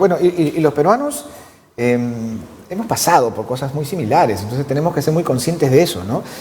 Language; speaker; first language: Spanish; native; Spanish